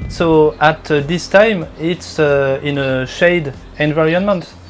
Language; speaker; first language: English; non-native, learner; French